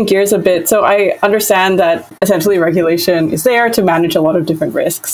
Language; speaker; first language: English; non-native, local second language; Filipino